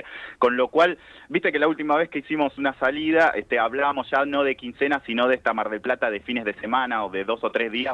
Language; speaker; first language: Spanish; native; Spanish